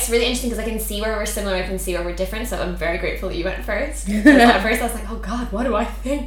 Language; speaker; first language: English; native; English